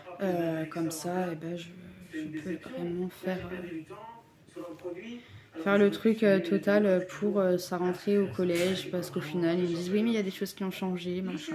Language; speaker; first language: French; native; French